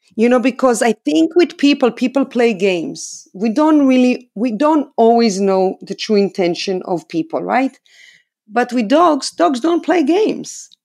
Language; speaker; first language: English; non-native, fluent; Hebrew